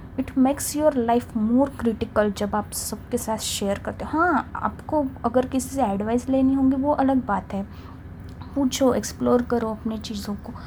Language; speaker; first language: Hindi; non-native, local second language; Marathi